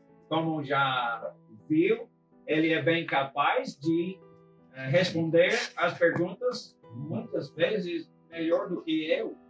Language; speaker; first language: Portuguese; non-native, fluent; English